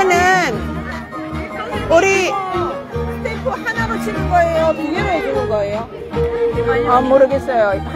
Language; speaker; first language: Korean; non-native, learner; Filipino